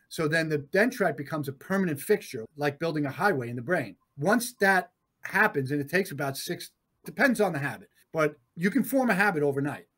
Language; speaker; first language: English; native; English